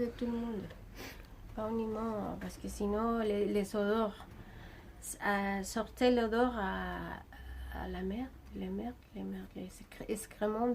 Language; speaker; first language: French; non-native, learner; Spanish